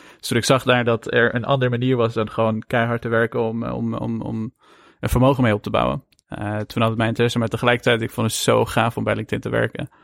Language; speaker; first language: Dutch; early bilingual, other home language; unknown